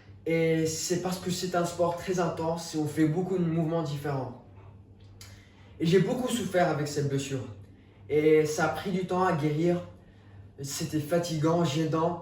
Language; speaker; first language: French; non-native, fluent; English